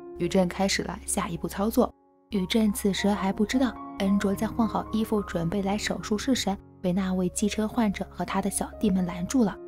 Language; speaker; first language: Chinese; native; Chinese